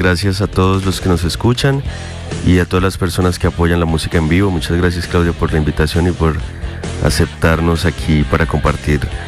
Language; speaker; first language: Spanish; native; Spanish